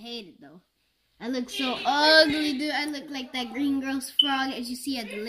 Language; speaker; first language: English; native; English